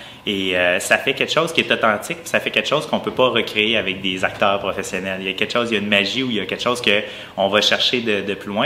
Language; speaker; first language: French; native; French